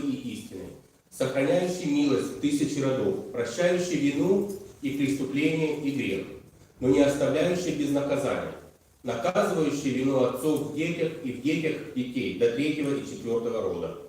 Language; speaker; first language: Russian; non-native, learner; English